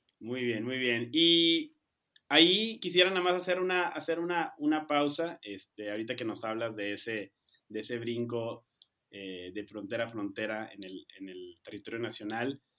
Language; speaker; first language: Spanish; native; Spanish